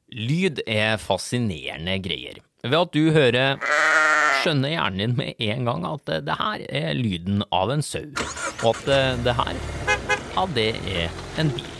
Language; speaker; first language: Norwegian; native; Norwegian